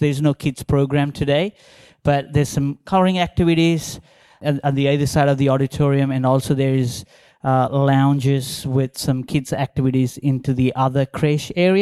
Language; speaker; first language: English; non-native, local second language; Telugu